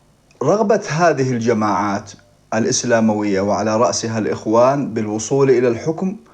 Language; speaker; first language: Arabic; native; Arabic